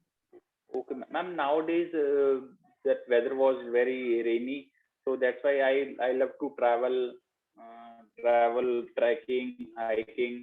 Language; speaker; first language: English; non-native, learner; Hindi